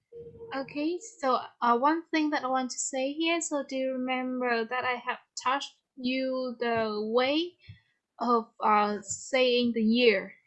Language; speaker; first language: English; non-native, fluent; Vietnamese